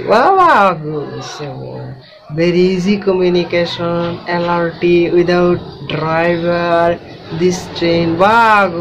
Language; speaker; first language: English; non-native, local second language; Bangla